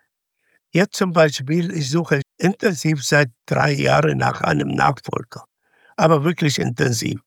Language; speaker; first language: German; non-native, fluent; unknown